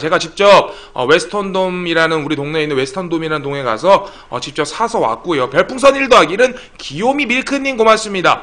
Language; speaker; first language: Korean; native; Korean